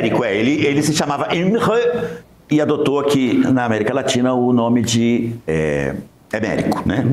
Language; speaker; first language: Portuguese; native; Portuguese